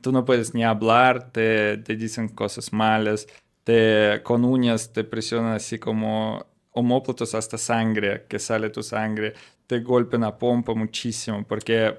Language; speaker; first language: Spanish; non-native, learner; Russian